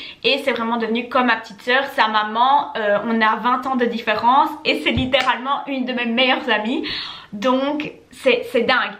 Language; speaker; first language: French; native; French